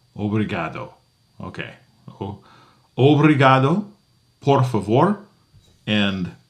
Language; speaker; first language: Portuguese; non-native, learner; English